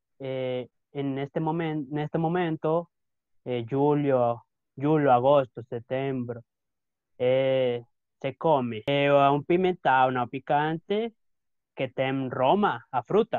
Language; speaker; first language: Portuguese; non-native, learner; Spanish